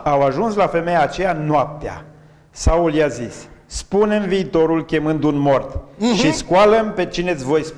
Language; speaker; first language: Romanian; native; Romanian